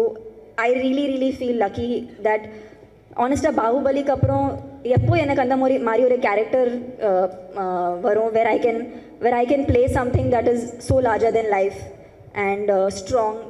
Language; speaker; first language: Tamil; non-native, fluent; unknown